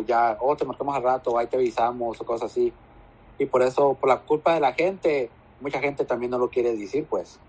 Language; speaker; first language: Spanish; native; Spanish